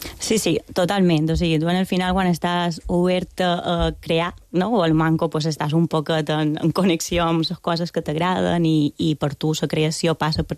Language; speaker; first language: Catalan; non-native, local second language; Spanish